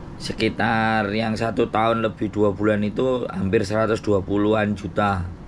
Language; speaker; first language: Indonesian; native; Indonesian